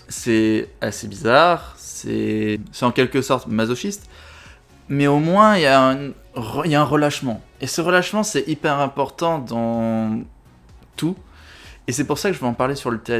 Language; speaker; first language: French; native; French